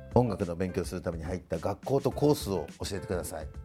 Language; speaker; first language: Japanese; non-native, fluent; Korean